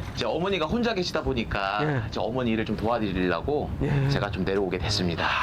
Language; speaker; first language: Korean; native; Korean